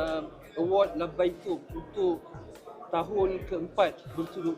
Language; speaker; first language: Malay; native; Malay